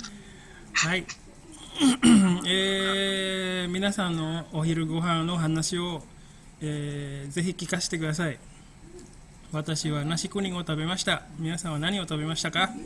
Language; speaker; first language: Japanese; non-native, fluent; Indonesian